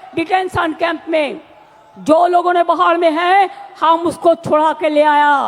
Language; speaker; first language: Hindi; non-native, local second language; Bangla